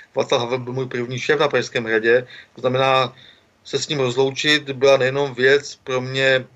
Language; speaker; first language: Czech; native; Czech